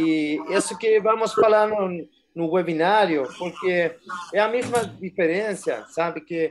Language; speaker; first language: Portuguese; non-native, fluent; Spanish